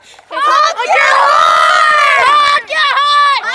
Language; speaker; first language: English; native; English